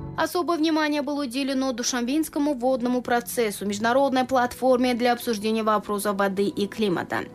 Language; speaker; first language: Russian; non-native, local second language; Tajik